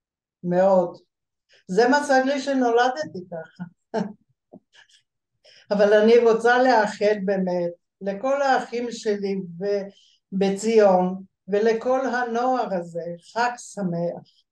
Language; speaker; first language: Hebrew; early bilingual, other home language; Bulgarian